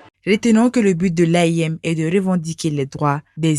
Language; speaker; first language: French; non-native, local second language; Bambara